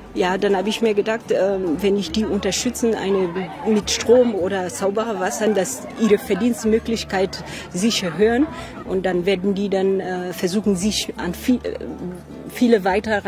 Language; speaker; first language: German; non-native, fluent; French